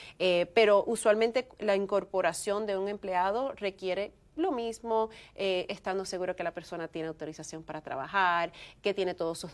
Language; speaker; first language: Spanish; early bilingual, heritage; Spanish